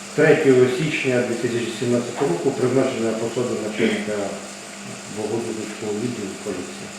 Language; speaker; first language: Ukrainian; native; Ukrainian